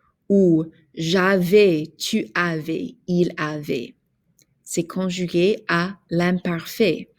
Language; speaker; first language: French; non-native, fluent; English